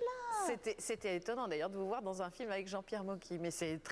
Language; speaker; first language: French; native; French